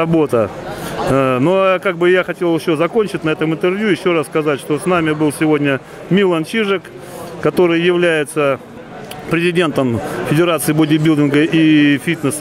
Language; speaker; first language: Russian; native; Russian